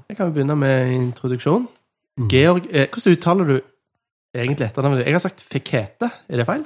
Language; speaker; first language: Norwegian; native; Norwegian